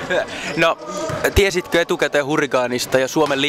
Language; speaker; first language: Finnish; native; Finnish